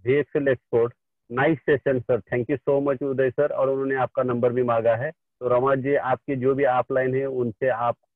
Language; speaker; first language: Hindi; non-native, local second language; Marathi